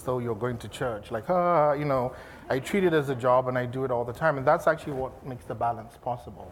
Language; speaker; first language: English; non-native, local second language; Igbo